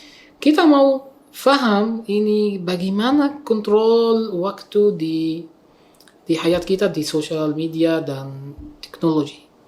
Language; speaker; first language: Indonesian; non-native, learner; Arabic